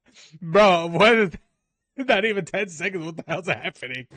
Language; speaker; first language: English; native; English